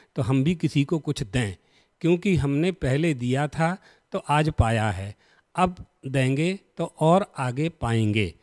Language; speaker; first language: Hindi; native; Hindi